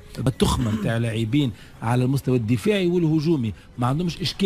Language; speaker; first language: Arabic; native; Arabic